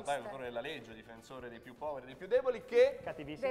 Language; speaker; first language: Italian; native; Italian